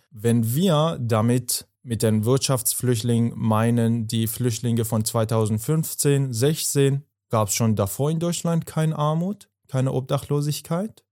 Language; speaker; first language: German; non-native, fluent; Persian